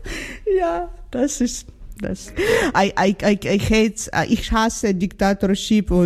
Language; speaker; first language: German; non-native, learner; Ukrainian